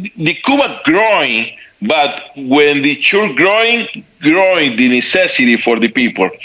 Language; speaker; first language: English; non-native, learner; Spanish